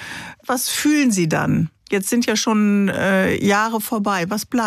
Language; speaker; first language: German; native; German